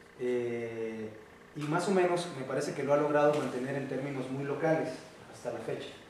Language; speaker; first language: Spanish; native; Spanish